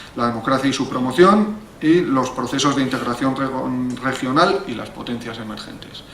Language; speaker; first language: Spanish; native; Spanish